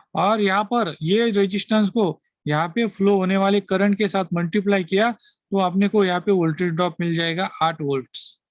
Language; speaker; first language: Hindi; non-native, local second language; Marathi